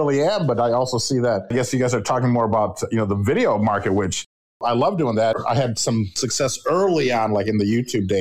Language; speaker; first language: English; native; English